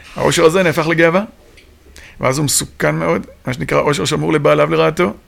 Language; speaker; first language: Hebrew; native; Hebrew